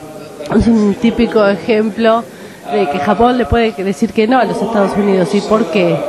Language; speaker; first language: Spanish; non-native, fluent; Japanese